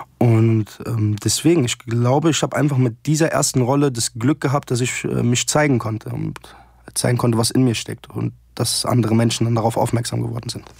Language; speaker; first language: German; early bilingual, other home language; Arabic